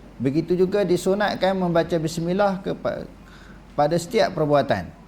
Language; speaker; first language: Malay; native; Malay